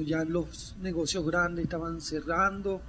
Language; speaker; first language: Portuguese; non-native, learner; Spanish